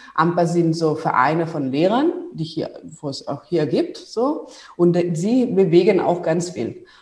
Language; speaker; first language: German; non-native, fluent; Spanish